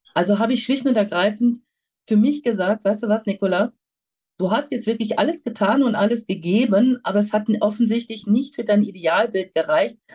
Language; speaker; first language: German; native; German